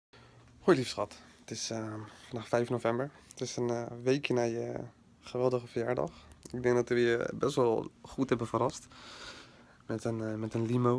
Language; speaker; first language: Dutch; native; Dutch